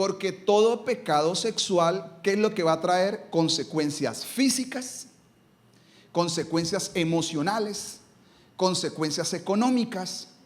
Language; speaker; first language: Spanish; native; Spanish